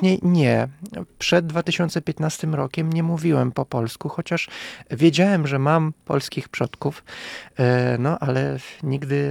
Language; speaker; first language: Polish; non-native, fluent; Russian